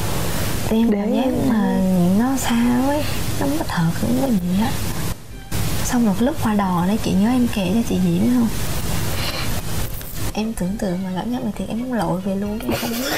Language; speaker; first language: Vietnamese; native; Vietnamese